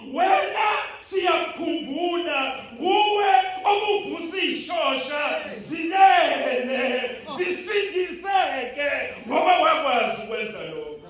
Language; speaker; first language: Zulu; non-native, local second language; Xhosa